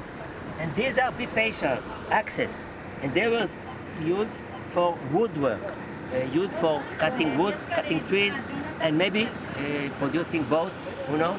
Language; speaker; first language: English; non-native, fluent; Hebrew